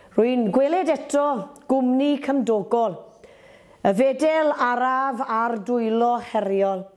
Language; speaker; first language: Welsh; native; Welsh